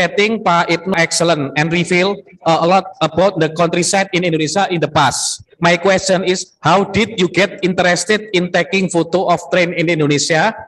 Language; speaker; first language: English; non-native, learner; Indonesian